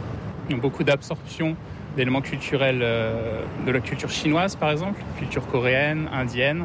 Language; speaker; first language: French; native; French